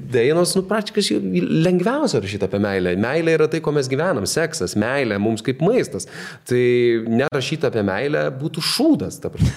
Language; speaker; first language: Lithuanian; native; Lithuanian